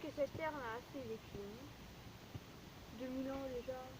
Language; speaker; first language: French; native; French